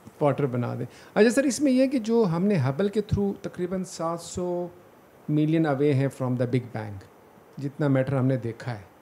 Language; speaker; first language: Urdu; native; Urdu